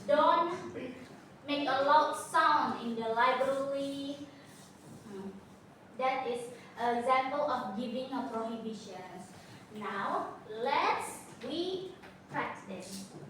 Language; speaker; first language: English; non-native, learner; Indonesian